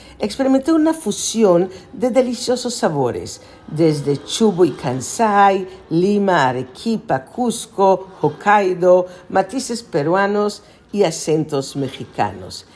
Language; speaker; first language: Spanish; native; Spanish